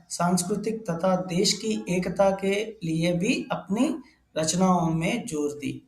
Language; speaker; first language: Hindi; non-native, local second language; Telugu